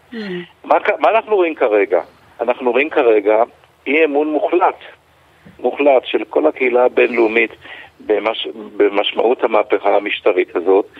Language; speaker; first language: Hebrew; native; Hebrew